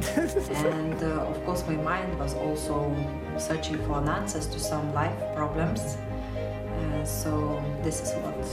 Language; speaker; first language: English; non-native, fluent; Lithuanian